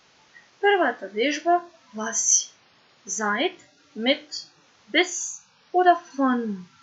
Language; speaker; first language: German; non-native, fluent; Macedonian